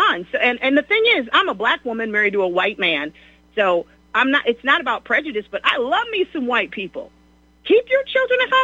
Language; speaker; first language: English; native; English